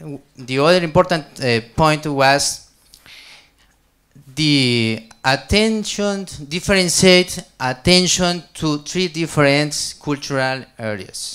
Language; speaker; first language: English; non-native, learner; Spanish